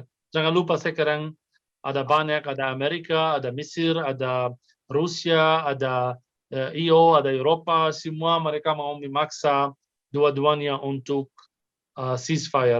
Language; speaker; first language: Indonesian; non-native, fluent; Arabic